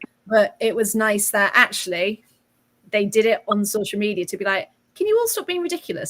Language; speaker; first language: English; native; English